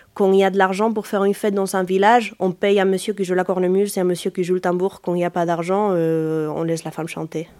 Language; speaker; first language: French; non-native, fluent; Spanish